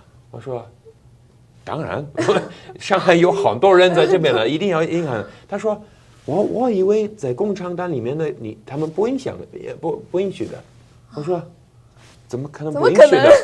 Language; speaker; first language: Chinese; non-native, fluent; English